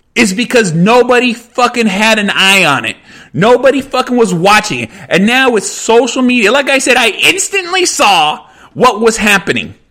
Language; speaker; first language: English; early bilingual, other home language; Spanish